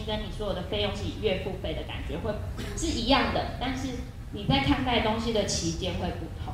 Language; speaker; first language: Chinese; native; Chinese